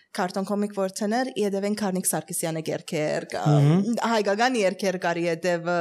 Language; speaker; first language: Armenian; early bilingual, heritage; Armenian